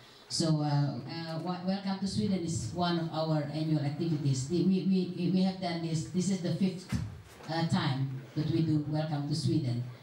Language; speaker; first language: English; non-native, fluent; Indonesian